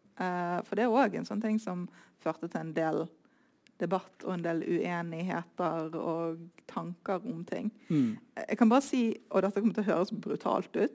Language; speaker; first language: Norwegian; native; Norwegian